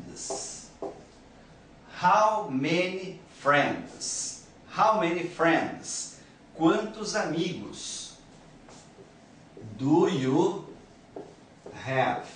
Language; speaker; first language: English; non-native, fluent; Portuguese